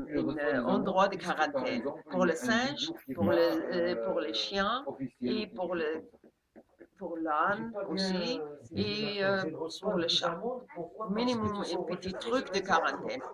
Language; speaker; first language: French; non-native, learner; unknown